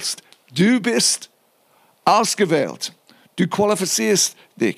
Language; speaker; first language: German; non-native, fluent; English